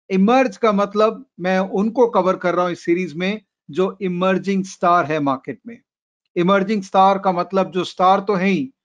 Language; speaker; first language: Hindi; native; Hindi